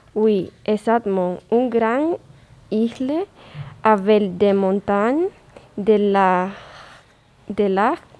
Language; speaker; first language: French; non-native, learner; Spanish